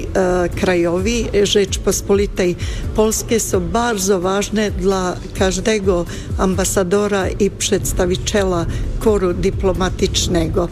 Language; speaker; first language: Polish; non-native, fluent; Bosnian